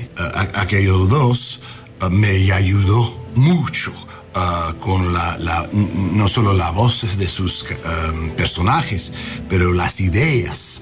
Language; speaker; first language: Spanish; non-native, learner; English